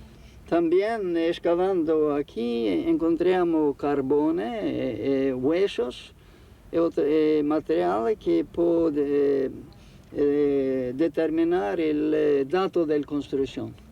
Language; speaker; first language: Spanish; non-native, fluent; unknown